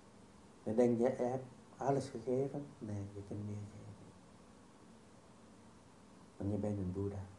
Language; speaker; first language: Dutch; non-native, fluent; Vietnamese